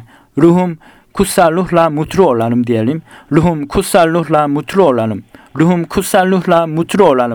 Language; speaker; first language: Turkish; non-native, fluent; Korean